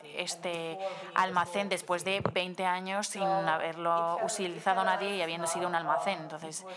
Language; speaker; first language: Spanish; non-native, fluent; Slovenian